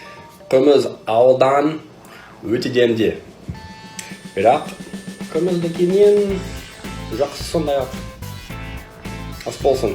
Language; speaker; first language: Kazakh; non-native, learner; English